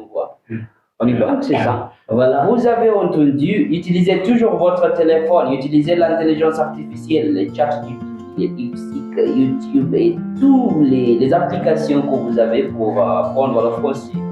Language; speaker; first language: French; non-native, fluent; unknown